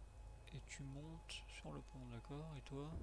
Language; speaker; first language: French; native; French